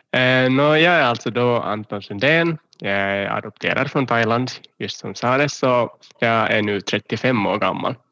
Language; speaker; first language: Swedish; native; Swedish